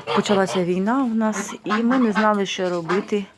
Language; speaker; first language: Ukrainian; non-native, local second language; Russian